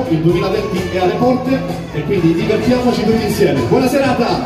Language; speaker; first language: Italian; native; Italian